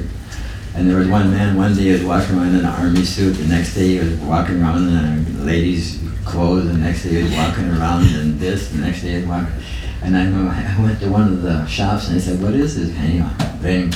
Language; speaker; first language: English; native; English